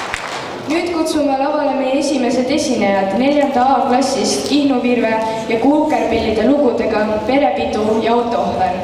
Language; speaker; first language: Estonian; native; Estonian